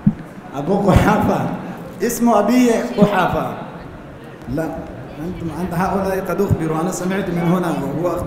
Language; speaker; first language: Arabic; non-native, fluent; Urdu